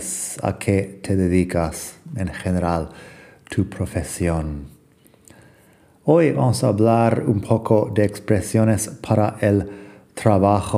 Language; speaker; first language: Spanish; non-native, fluent; English